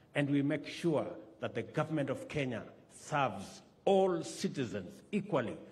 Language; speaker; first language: English; non-native, local second language; Kalenjin